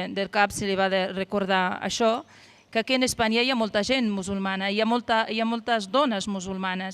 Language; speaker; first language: Catalan; non-native, fluent; Arabic